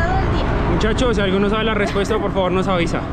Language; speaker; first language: Spanish; native; Spanish